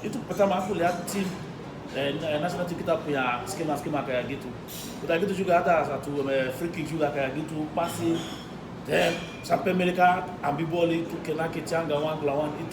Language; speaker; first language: Indonesian; non-native, fluent; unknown